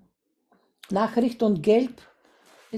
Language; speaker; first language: German; non-native, fluent; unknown